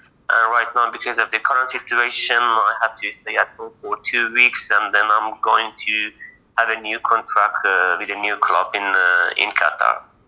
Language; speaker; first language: English; non-native, fluent; Persian